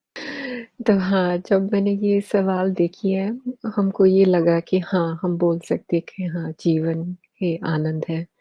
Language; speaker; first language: Hindi; early bilingual, heritage; English